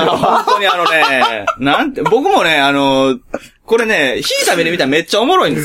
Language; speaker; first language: Japanese; native; Japanese